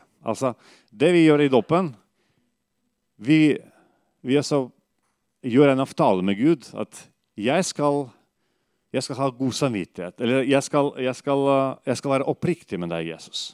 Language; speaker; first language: Norwegian; non-native, fluent; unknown